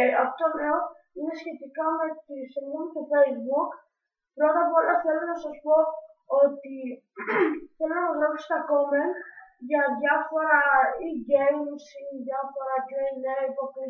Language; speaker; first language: Greek; non-native, learner; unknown